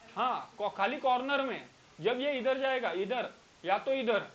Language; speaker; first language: Hindi; non-native, local second language; Marathi